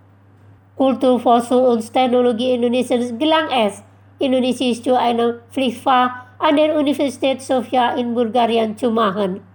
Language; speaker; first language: German; non-native, fluent; Indonesian